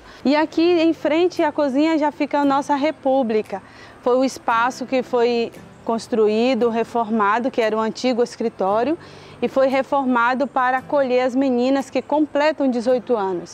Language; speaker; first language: Portuguese; native; Portuguese